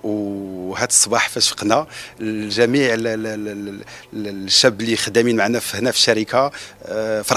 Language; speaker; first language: Arabic; native; Arabic